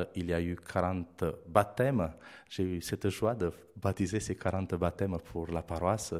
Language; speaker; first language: French; non-native, fluent; Romanian